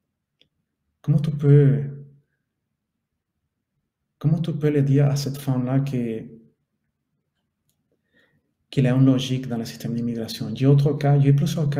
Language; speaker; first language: French; non-native, fluent; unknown